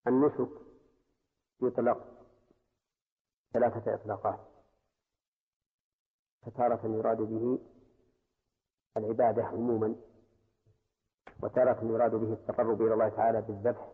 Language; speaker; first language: Arabic; native; Arabic